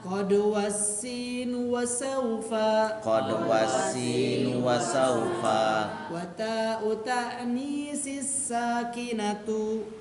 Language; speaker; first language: Arabic; non-native, learner; Indonesian